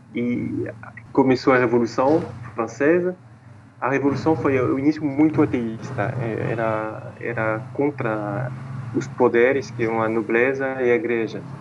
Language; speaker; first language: Portuguese; non-native, fluent; French